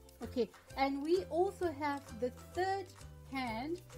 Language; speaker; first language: English; non-native, local second language; Malay